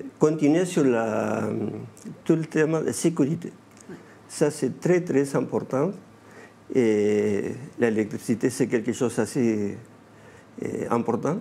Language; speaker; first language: French; non-native, fluent; Spanish